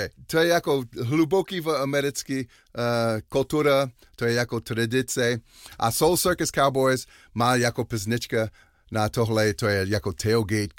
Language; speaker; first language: Czech; non-native, learner; English